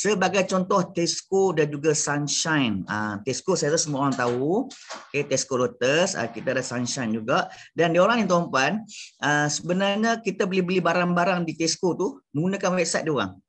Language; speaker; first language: Malay; native; Malay